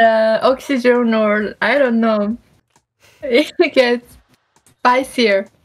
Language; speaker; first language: English; non-native, learner; Japanese